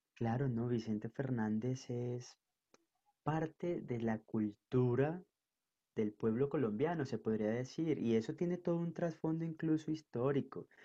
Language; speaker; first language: Spanish; native; Spanish